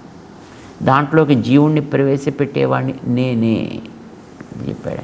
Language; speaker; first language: Telugu; native; Telugu